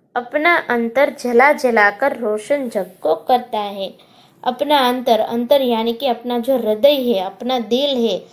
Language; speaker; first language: Hindi; non-native, local second language; Gujarati